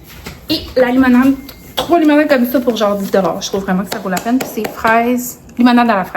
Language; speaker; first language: French; native; French